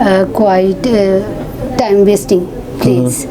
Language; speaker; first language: English; non-native, learner; Urdu